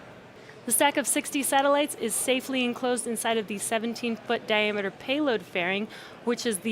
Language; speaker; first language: English; native; English